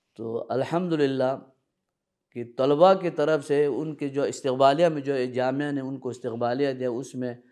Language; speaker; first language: Urdu; early bilingual, other home language; Balti